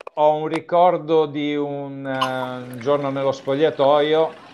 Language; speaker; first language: Italian; native; Italian